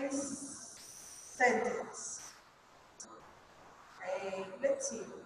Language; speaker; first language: English; non-native, fluent; Spanish